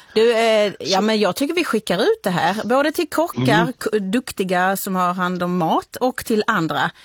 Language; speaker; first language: Swedish; native; Swedish